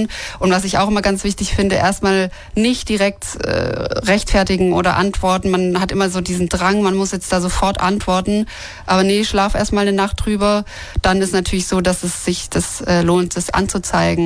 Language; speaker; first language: German; native; German